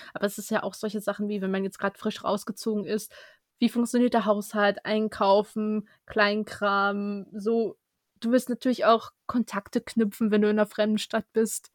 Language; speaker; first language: German; early bilingual, other home language; Russian